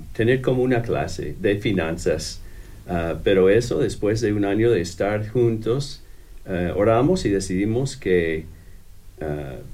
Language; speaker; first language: Spanish; non-native, fluent; English